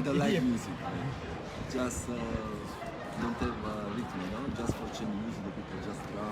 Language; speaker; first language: English; non-native, learner; Thai